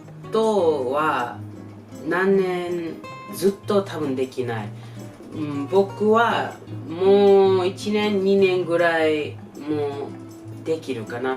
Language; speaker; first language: Japanese; non-native, learner; English